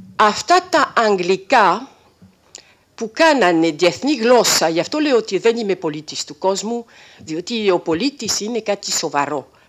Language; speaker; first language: Greek; non-native, fluent; French